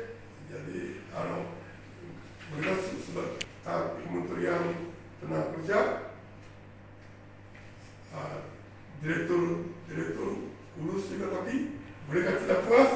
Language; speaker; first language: Indonesian; non-native, fluent; Japanese